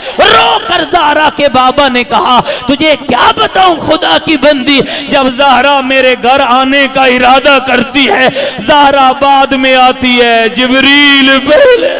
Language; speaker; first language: Urdu; native; Urdu